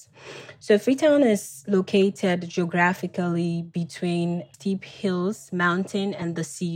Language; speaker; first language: English; non-native, local second language; Krio